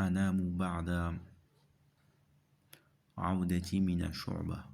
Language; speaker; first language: Arabic; non-native, fluent; French